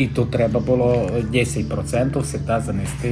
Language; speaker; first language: Ukrainian; non-native, local second language; Hungarian